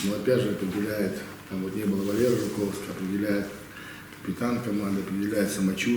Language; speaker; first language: Russian; native; Russian